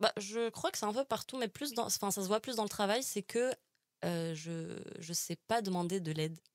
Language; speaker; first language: French; non-native, local second language; Arabic